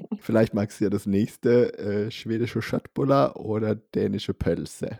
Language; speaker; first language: German; native; German